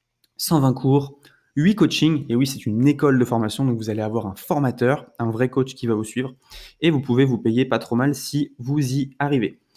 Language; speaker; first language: French; native; French